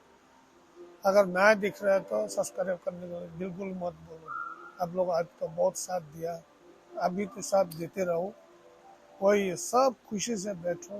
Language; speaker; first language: Hindi; non-native, local second language; Tibetan